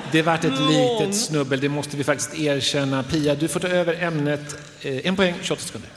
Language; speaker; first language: Swedish; native; Swedish